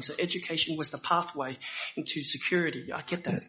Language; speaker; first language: English; early bilingual, other home language; Vietnamese